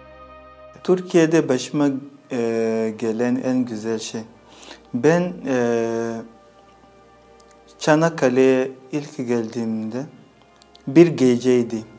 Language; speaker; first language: Turkish; non-native, fluent; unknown